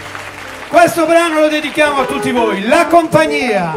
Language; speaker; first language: Italian; native; Italian